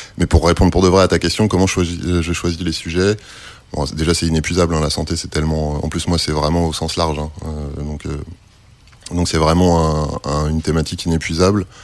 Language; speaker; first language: French; native; French